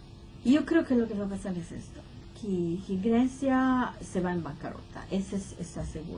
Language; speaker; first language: Spanish; non-native, fluent; Italian